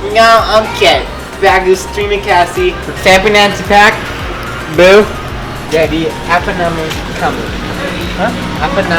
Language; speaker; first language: Indonesian; non-native, local second language; English